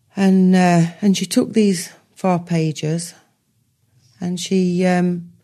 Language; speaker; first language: English; native; English